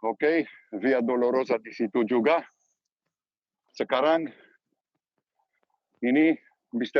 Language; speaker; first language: Indonesian; non-native, learner; Hebrew